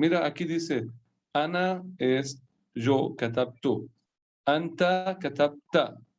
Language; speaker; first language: Spanish; non-native, fluent; Persian